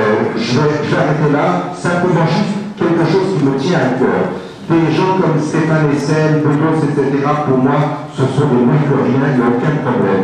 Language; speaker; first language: French; native; French